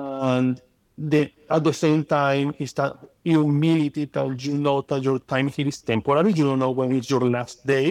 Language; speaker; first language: English; non-native, fluent; Spanish